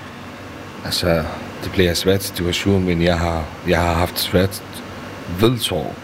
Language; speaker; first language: Danish; non-native, learner; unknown